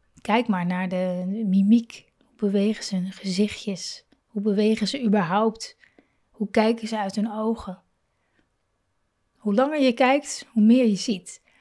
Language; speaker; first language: Dutch; native; Dutch